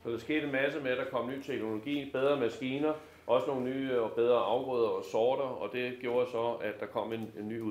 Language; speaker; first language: Danish; native; Danish